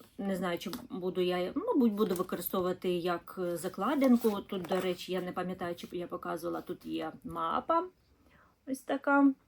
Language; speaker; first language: Ukrainian; non-native, local second language; Russian